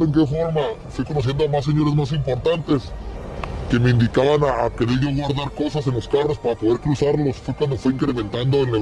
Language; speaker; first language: Spanish; native; Spanish